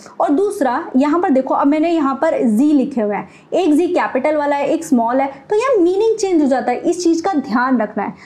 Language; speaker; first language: Hindi; native; Hindi